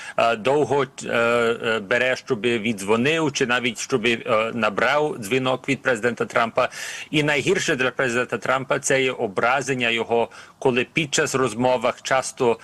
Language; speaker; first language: Ukrainian; early bilingual, heritage; Ukrainian